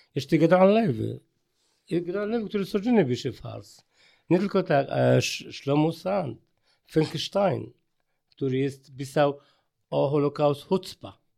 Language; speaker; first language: Polish; non-native, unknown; Arabic